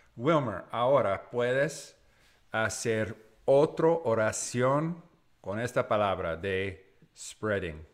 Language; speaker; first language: Spanish; non-native, learner; English